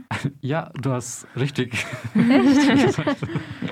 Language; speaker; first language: German; non-native, fluent; Turkish